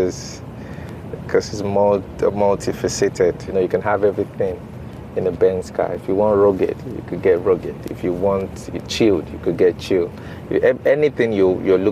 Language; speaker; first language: English; non-native, local second language; Yoruba